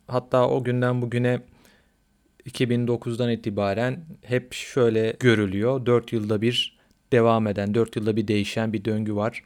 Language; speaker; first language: Turkish; native; Turkish